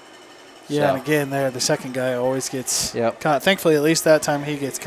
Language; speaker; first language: English; native; English